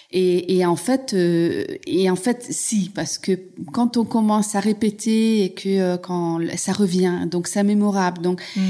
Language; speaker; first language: French; non-native, fluent; Hungarian